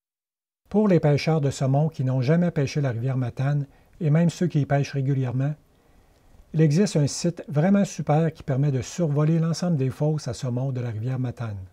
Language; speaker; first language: French; native; French